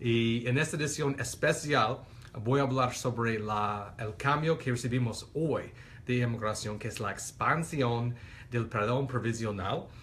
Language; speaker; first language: Spanish; non-native, fluent; English